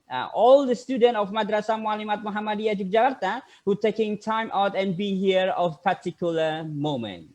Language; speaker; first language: English; non-native, fluent; Indonesian